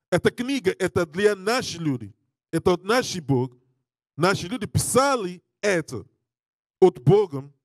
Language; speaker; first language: Russian; non-native, learner; English